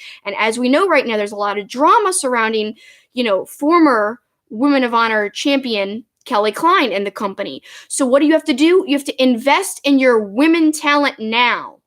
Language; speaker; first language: English; native; English